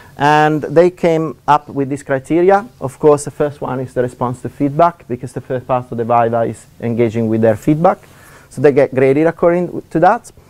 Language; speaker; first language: English; non-native, fluent; Italian